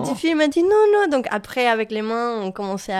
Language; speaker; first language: French; non-native, learner; Spanish